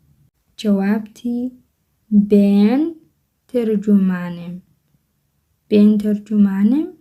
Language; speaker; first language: Turkish; non-native, learner; Somali